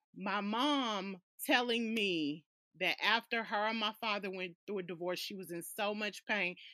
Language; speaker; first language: English; native; English